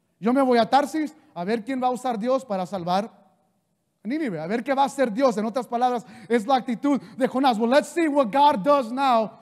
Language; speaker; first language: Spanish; early bilingual, heritage; Spanish